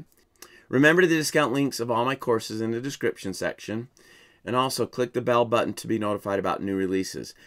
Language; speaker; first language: English; native; English